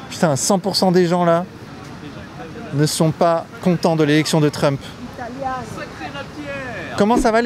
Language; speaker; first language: French; native; French